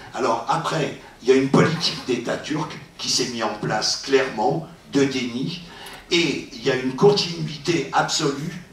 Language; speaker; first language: French; native; French